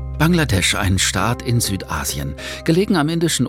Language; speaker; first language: German; native; German